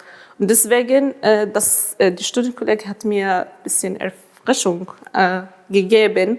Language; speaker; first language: German; non-native, fluent; Arabic